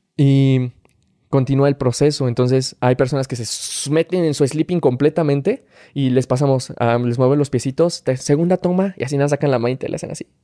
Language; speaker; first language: Spanish; native; Spanish